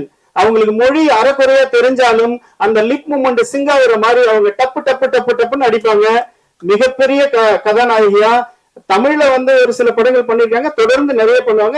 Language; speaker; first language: Tamil; native; Tamil